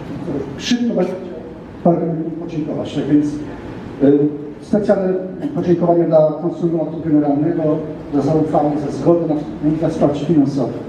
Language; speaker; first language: Polish; native; Polish